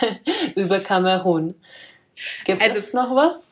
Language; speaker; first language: German; non-native, fluent; Czech